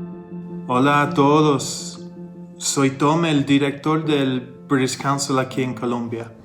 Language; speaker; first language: Spanish; non-native, fluent; English